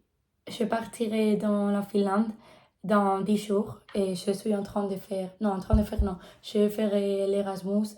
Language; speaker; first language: French; non-native, learner; Spanish